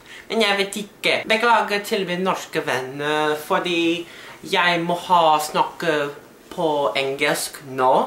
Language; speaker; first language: Norwegian; non-native, learner; English